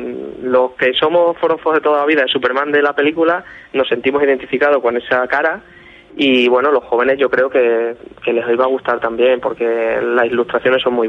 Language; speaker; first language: Spanish; native; Spanish